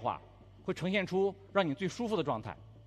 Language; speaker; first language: Chinese; native; Chinese